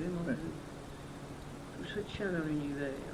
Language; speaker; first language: French; native; French